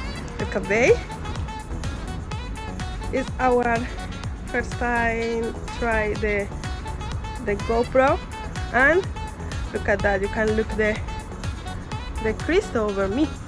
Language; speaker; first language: English; non-native, learner; Spanish